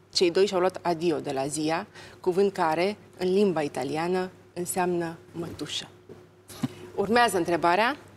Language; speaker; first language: Romanian; native; Romanian